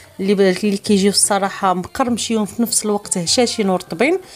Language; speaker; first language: Arabic; native; Arabic